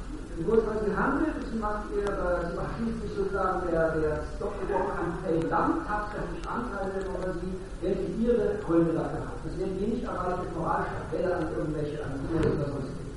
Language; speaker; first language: German; native; German